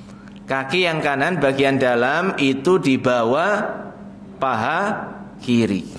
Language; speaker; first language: Indonesian; native; Indonesian